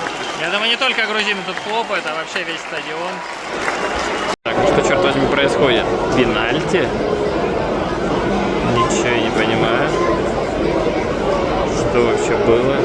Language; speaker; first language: Russian; native; Russian